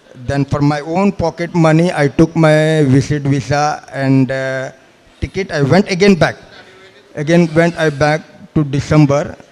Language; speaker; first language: English; non-native, local second language; Malayalam